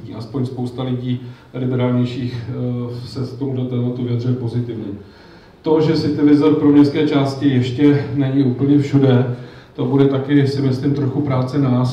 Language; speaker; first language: Czech; native; Czech